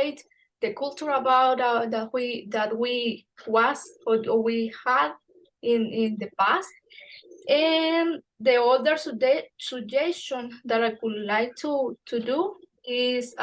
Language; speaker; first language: English; non-native, fluent; Spanish